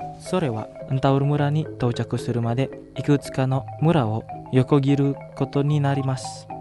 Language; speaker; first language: Japanese; non-native, fluent; Indonesian